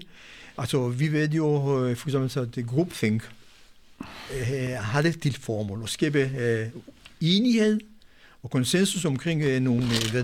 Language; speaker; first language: Danish; non-native, fluent; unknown